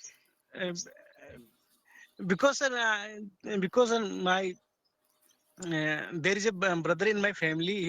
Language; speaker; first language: English; non-native, learner; Hindi